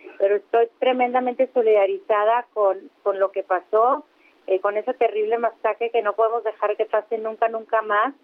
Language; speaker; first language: Spanish; native; Spanish